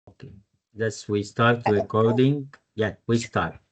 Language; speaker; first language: English; non-native, fluent; Arabic